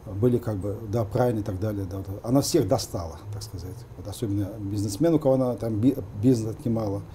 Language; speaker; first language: Russian; non-native, local second language; Uzbek